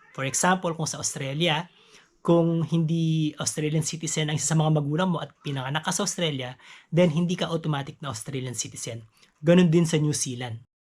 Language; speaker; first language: Filipino; native; Filipino